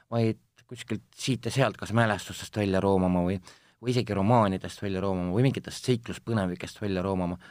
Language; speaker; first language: Estonian; native; Estonian